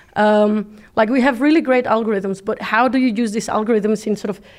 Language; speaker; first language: English; non-native, fluent; Spanish